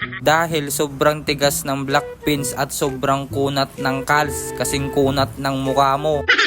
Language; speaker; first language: Filipino; native; Filipino